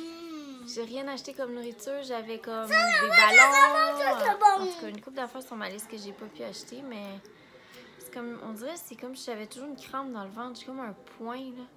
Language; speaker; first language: French; native; French